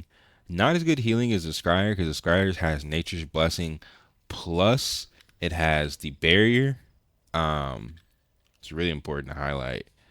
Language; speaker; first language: English; native; English